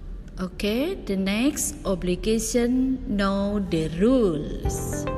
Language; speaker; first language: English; non-native, learner; Indonesian